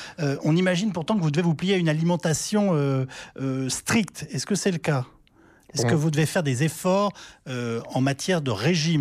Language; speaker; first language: French; native; French